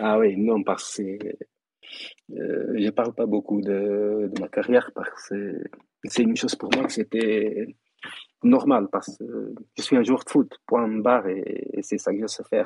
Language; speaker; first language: French; non-native, fluent; Kabuverdianu